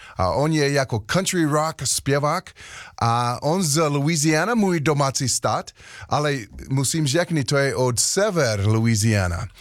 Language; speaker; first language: Czech; non-native, learner; English